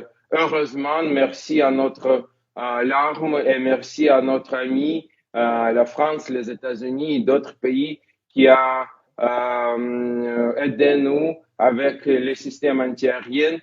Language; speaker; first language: French; non-native, fluent; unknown